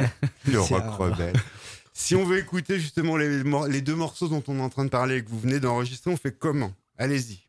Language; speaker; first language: French; native; French